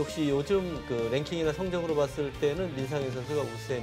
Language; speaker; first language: Korean; native; Korean